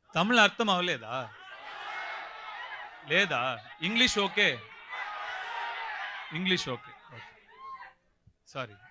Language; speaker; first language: Telugu; non-native, learner; Tamil